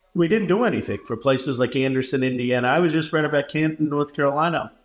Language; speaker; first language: English; native; English